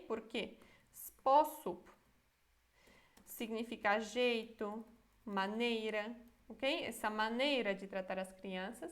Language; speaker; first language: Portuguese; non-native, fluent; Polish